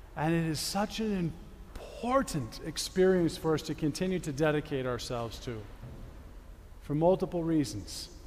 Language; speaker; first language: English; native; English